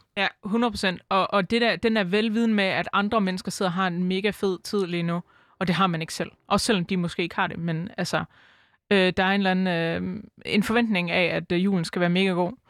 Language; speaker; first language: Danish; native; Danish